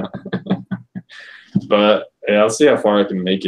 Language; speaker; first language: English; native; English